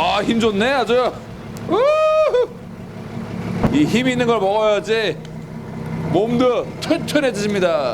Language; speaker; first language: Korean; non-native, learner; English